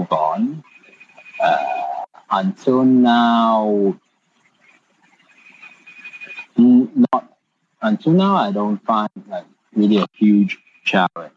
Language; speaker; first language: English; non-native, local second language; Cantonese